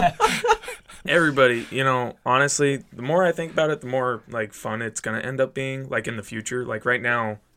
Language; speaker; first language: English; native; English